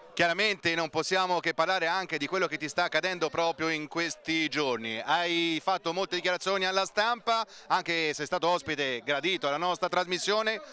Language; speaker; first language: Italian; native; Italian